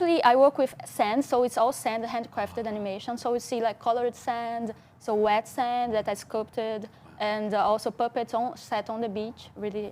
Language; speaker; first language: English; non-native, fluent; Portuguese